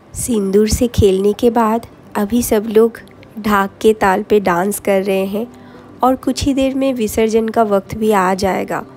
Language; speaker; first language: Hindi; non-native, local second language; Bangla